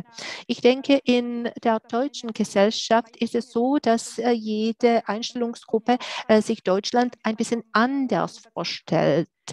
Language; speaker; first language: German; non-native, fluent; Czech